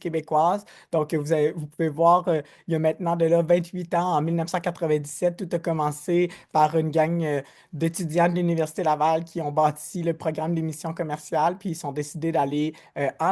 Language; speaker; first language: French; native; French